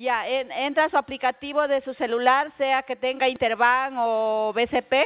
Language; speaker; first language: Spanish; native; Spanish